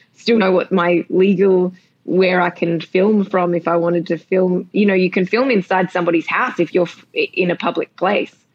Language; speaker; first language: English; native; English